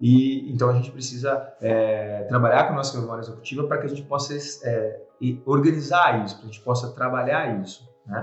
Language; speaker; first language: Portuguese; native; Portuguese